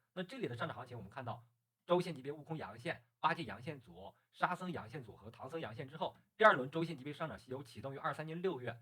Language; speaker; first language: Chinese; native; Chinese